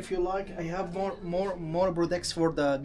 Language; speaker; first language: English; non-native, learner; Arabic